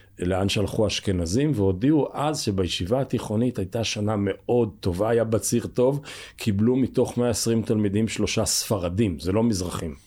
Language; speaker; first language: Hebrew; native; Hebrew